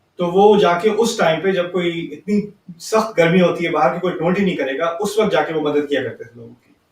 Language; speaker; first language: Urdu; early bilingual, heritage; Urdu